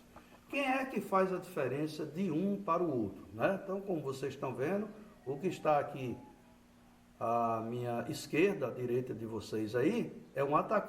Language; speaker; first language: Portuguese; native; Portuguese